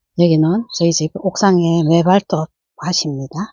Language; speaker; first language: Korean; native; Korean